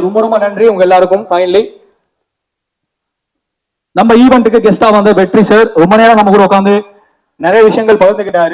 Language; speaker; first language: Tamil; native; Tamil